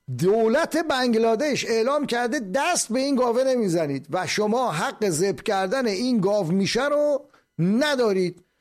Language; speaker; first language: Persian; native; Persian